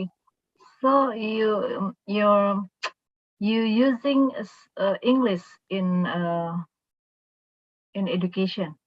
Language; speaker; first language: English; non-native, local second language; Indonesian